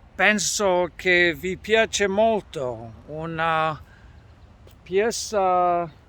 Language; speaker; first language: Italian; non-native, learner; English